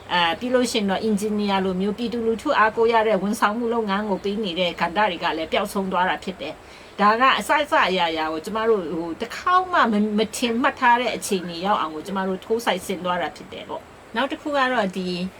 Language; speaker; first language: Burmese; non-native, local second language; Kachin